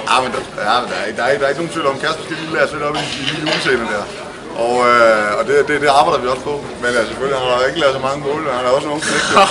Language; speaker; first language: Danish; native; Danish